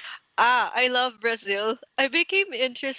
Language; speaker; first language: English; non-native, local second language; Filipino